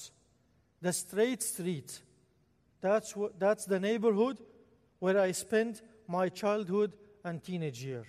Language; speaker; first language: English; non-native, fluent; Arabic